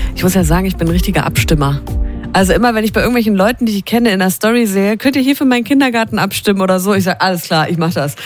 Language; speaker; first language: German; native; German